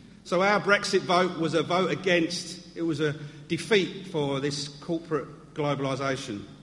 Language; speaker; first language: English; native; English